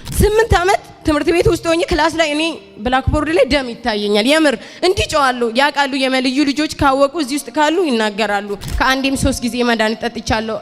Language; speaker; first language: Amharic; non-native, local second language; Oromo